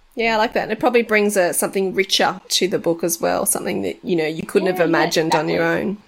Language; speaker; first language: English; native; English